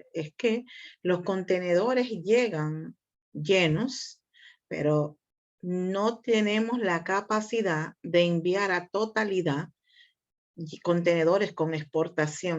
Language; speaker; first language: Spanish; native; Spanish